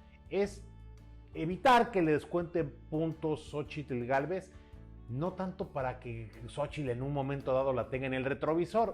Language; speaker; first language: Spanish; native; Spanish